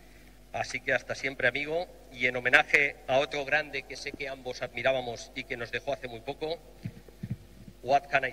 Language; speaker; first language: Spanish; native; Spanish